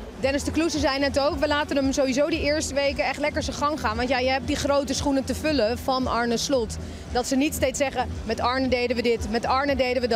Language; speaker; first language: Dutch; native; Dutch